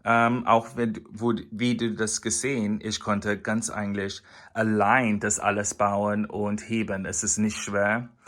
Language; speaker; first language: German; non-native, fluent; English